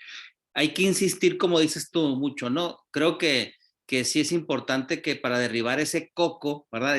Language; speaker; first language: Spanish; native; Spanish